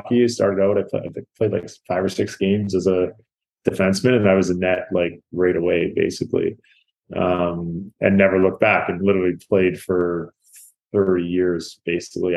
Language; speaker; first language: English; native; English